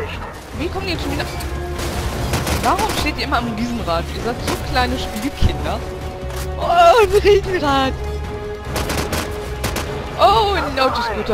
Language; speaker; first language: German; native; German